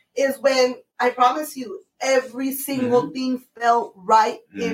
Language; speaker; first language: English; early bilingual, other home language; Spanish